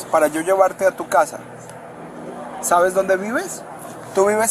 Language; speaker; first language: Spanish; early bilingual, heritage; Spanish